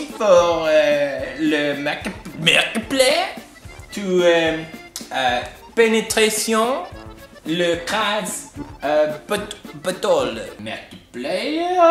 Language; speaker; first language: English; non-native, fluent; Swedish